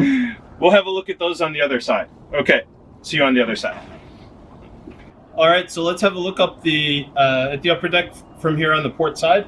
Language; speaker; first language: English; native; English